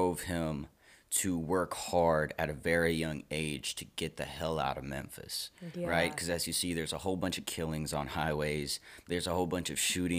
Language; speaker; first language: English; native; English